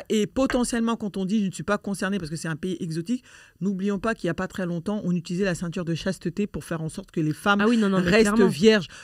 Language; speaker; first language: French; native; French